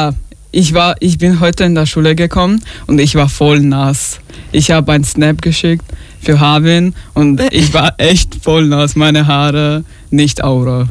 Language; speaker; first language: German; non-native, local second language; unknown